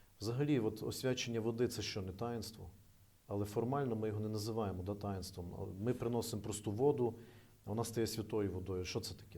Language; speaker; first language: Ukrainian; native; Ukrainian